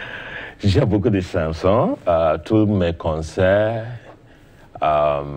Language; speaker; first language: French; non-native, learner; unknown